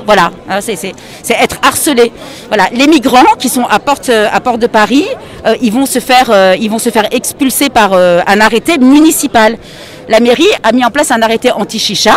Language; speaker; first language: French; native; French